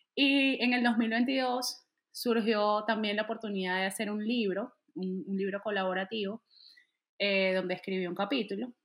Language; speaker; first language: Spanish; native; Spanish